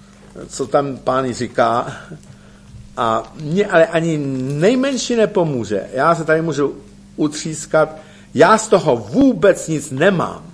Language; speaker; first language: Czech; native; Czech